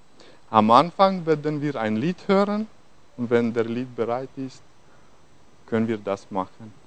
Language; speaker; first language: German; non-native, fluent; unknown